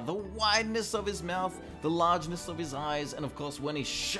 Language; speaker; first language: English; native; English